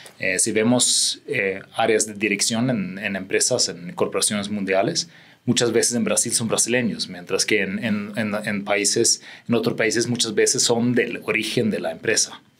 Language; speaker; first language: Spanish; non-native, fluent; Swedish